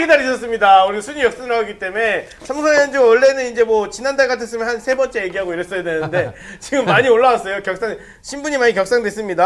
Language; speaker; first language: Korean; native; Korean